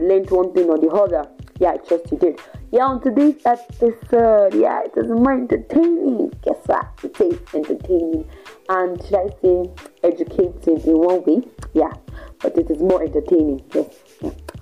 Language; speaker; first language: English; non-native, local second language; Yoruba